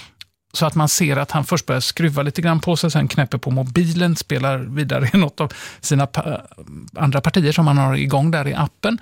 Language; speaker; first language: Swedish; native; Swedish